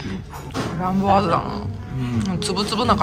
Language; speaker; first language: Japanese; native; Japanese